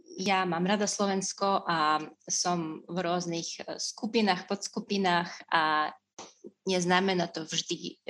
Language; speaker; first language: Slovak; non-native, fluent; Russian